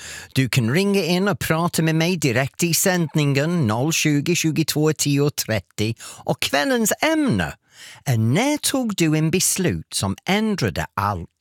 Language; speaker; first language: Swedish; non-native, fluent; English